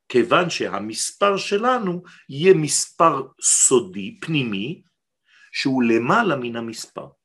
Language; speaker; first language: Hebrew; non-native, fluent; French